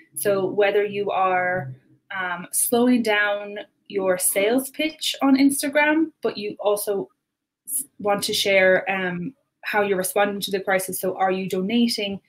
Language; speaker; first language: English; native; English